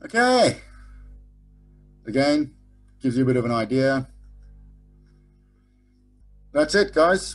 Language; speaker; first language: English; native; English